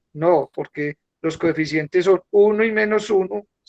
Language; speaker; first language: Spanish; native; Spanish